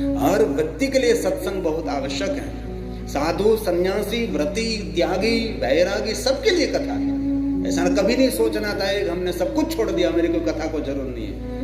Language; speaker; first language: Hindi; non-native, local second language; Gujarati